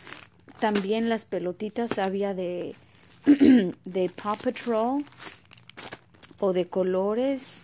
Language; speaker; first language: Spanish; early bilingual, heritage; Spanish